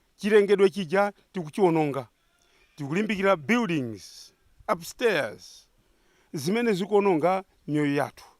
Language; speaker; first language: Nyanja; non-native, local second language; Tumbuka